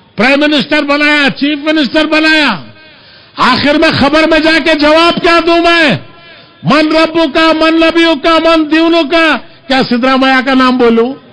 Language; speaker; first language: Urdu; native; Urdu